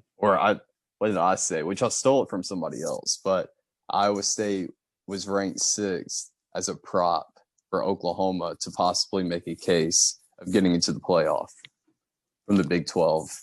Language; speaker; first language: English; native; English